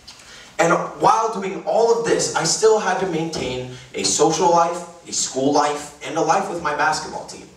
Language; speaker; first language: English; native; English